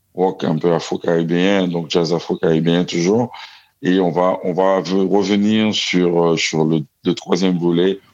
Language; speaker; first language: French; native; French